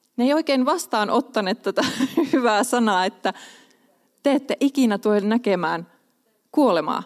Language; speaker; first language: Finnish; non-native, local second language; Swedish